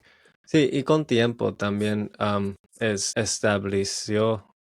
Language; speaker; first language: Spanish; non-native, learner; English